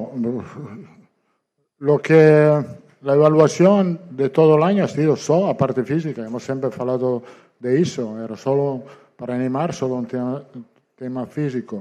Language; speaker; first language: Spanish; non-native, fluent; Italian